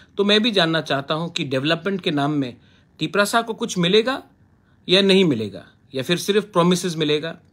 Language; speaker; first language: Hindi; non-native, local second language; Kok Borok